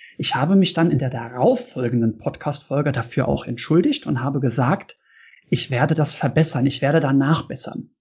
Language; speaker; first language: German; native; German